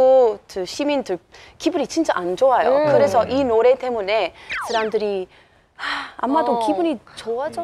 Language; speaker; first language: Korean; non-native, learner; English